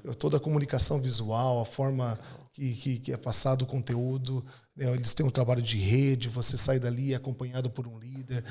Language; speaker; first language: Portuguese; native; Portuguese